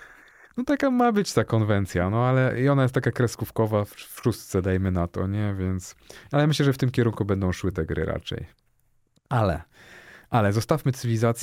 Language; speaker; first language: Polish; native; Polish